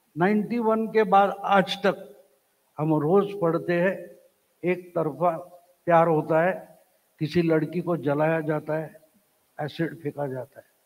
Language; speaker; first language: Hindi; non-native, local second language; Marathi